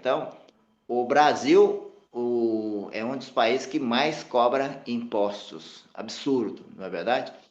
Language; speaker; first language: Portuguese; native; Portuguese